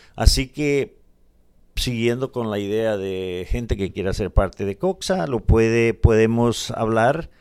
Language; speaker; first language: Spanish; native; Spanish